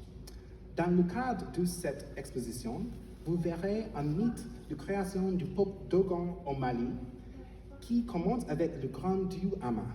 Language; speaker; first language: French; non-native, fluent; English